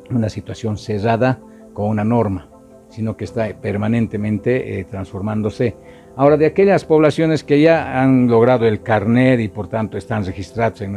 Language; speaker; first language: Spanish; native; Spanish